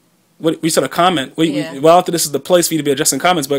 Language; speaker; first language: English; native; English